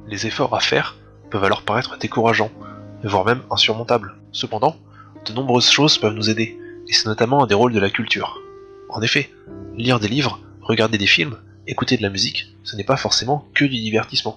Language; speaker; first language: French; native; French